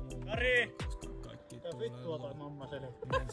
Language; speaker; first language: Finnish; native; Finnish